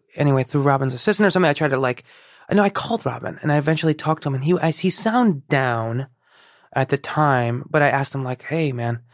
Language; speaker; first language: English; early bilingual, other home language; Persian